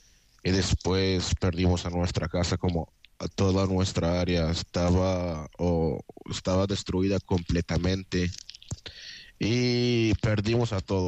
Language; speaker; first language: Spanish; non-native, fluent; Arabic